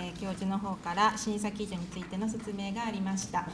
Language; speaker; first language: Japanese; native; Japanese